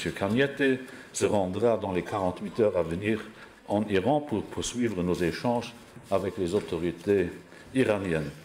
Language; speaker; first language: French; non-native, local second language; Luxembourgish